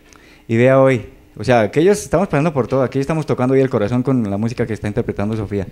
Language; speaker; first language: Spanish; native; Spanish